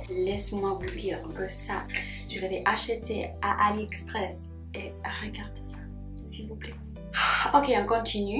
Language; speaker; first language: French; non-native, fluent; Spanish